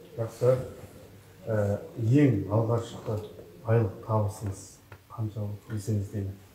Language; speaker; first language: Kazakh; native; Kazakh